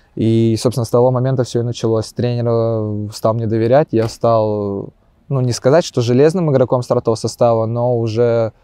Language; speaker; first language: Russian; native; Russian